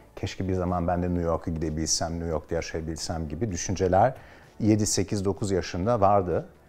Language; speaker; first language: Turkish; early bilingual, heritage; Turkish